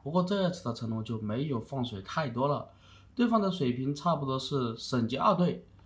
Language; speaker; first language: Chinese; native; Chinese